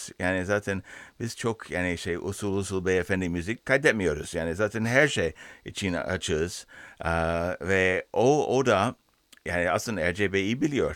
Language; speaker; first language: Turkish; non-native, learner; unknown